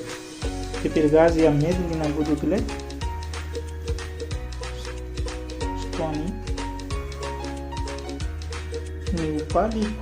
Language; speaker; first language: Russian; non-native, learner; Hindi